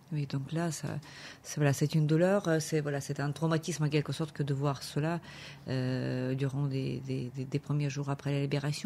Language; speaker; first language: French; non-native, fluent; Ukrainian